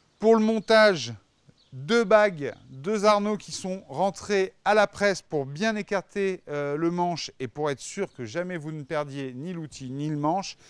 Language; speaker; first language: French; native; French